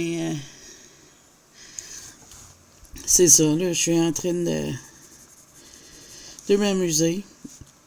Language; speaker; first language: French; native; French